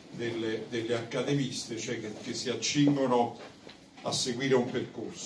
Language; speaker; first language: Italian; native; Italian